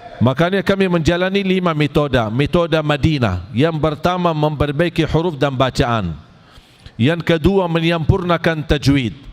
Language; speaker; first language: Malay; non-native, fluent; Arabic